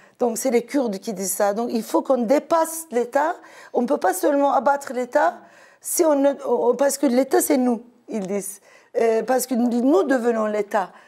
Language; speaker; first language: French; non-native, fluent; Turkish